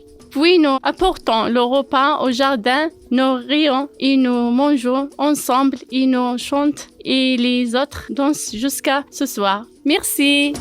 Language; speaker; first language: French; non-native, learner; Kabyle